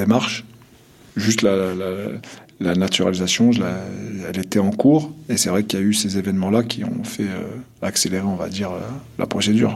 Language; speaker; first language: French; non-native, local second language; Kabyle